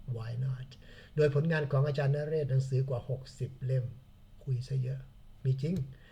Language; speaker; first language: Thai; native; Thai